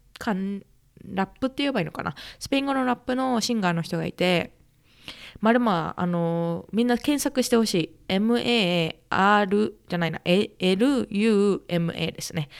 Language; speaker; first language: Japanese; native; Japanese